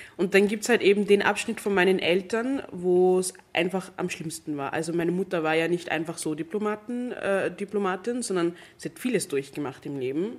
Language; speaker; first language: German; non-native, fluent; English